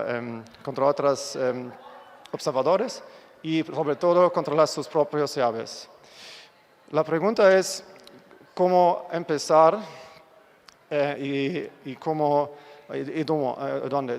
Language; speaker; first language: Spanish; non-native, fluent; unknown